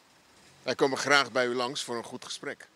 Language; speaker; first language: Dutch; native; Dutch